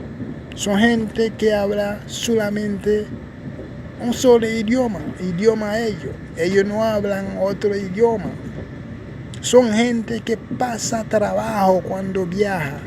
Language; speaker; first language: Spanish; non-native, fluent; Haitian Creole